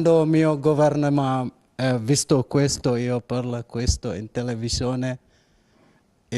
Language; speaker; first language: Italian; non-native, learner; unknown